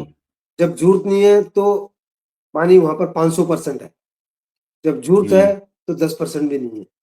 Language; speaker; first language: Hindi; native; Hindi